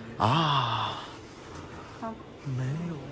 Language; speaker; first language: Chinese; native; Chinese